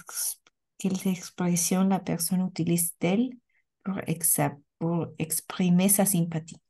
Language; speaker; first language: French; non-native, learner; Spanish